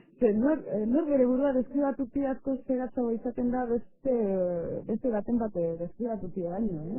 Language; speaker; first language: Basque; native; Basque